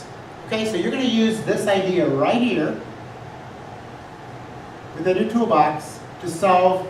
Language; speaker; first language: English; native; English